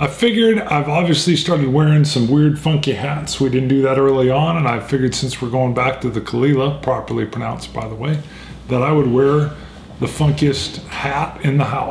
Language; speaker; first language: English; native; English